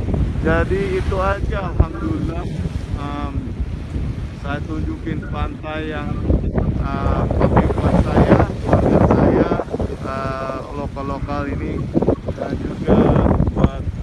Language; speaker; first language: Indonesian; early bilingual, heritage; English